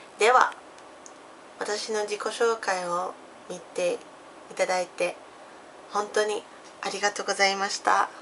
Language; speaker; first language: Japanese; non-native, fluent; English